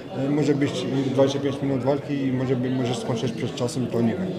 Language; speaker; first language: Polish; non-native, learner; French